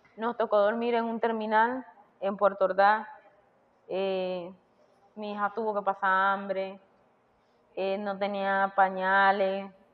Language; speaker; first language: Spanish; native; Spanish